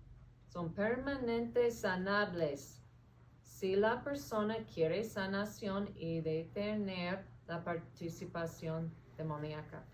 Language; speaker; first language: Spanish; non-native, fluent; English